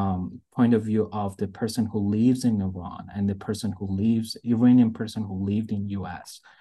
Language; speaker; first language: English; non-native, fluent; Persian